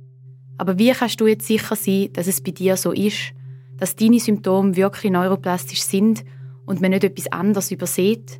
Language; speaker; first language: German; native; German